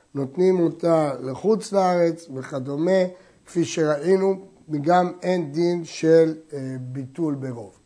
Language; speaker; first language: Hebrew; native; Hebrew